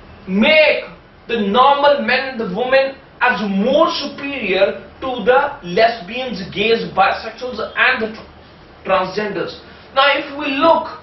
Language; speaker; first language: English; non-native, local second language; Hindi